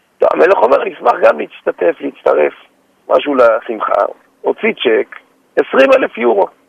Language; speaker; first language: Hebrew; native; Hebrew